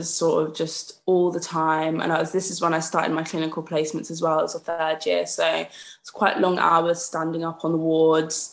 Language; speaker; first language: English; native; English